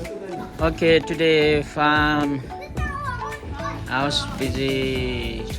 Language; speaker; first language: English; non-native, local second language; Nepali